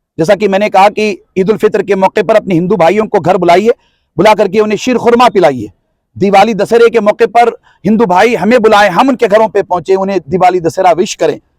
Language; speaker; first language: Urdu; native; Urdu